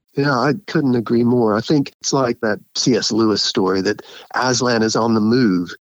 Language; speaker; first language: English; native; English